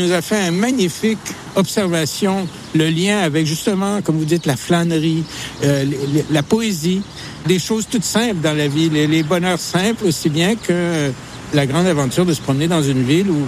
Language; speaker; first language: French; native; French